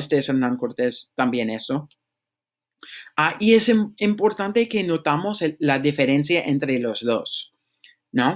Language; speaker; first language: Spanish; non-native, fluent; English